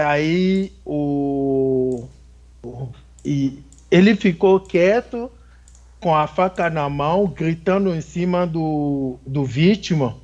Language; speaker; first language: Portuguese; non-native, fluent; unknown